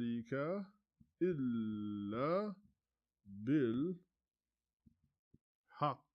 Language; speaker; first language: Arabic; non-native, fluent; English